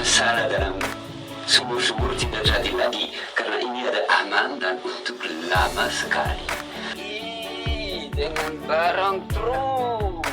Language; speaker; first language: Indonesian; non-native, learner; French